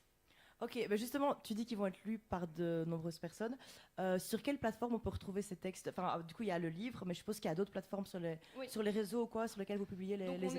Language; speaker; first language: French; native; French